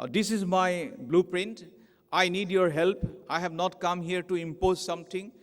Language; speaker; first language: English; non-native, local second language; Assamese